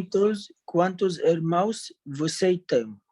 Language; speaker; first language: Portuguese; non-native, learner; Arabic